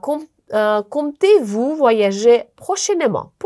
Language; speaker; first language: French; non-native, fluent; Uzbek